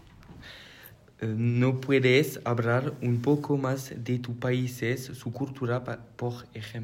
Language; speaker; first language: Spanish; non-native, learner; French